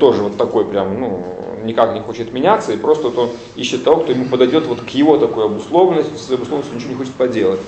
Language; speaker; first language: Russian; native; Russian